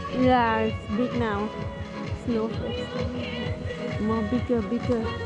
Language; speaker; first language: English; non-native, learner; Thai